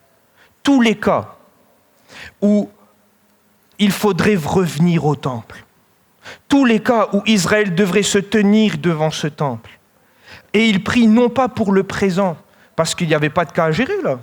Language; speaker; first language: French; native; French